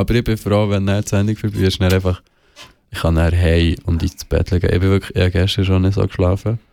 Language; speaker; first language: German; native; German